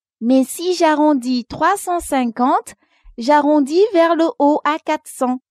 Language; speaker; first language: French; non-native, local second language; Wolof